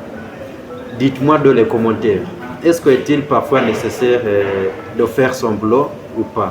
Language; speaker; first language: French; non-native, fluent; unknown